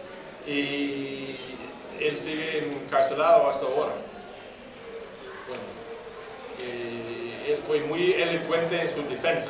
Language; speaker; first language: Spanish; non-native, fluent; English